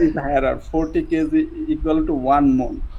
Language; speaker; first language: English; non-native, learner; Bangla